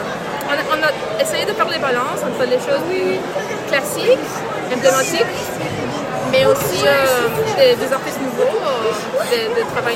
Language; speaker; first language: French; non-native, local second language; English